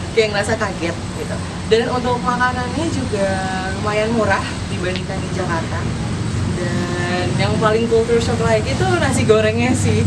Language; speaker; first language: Indonesian; native; Indonesian